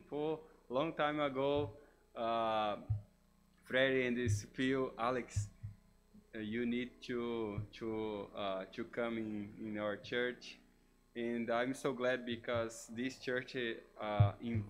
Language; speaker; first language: English; non-native, learner; Portuguese